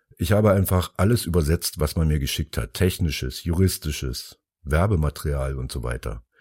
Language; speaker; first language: German; early bilingual, other home language; Finnish